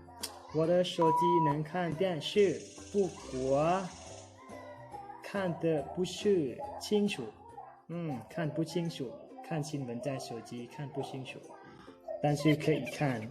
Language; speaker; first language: Chinese; non-native, learner; Lao